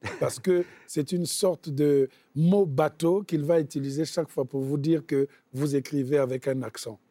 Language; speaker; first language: French; non-native, local second language; Bembe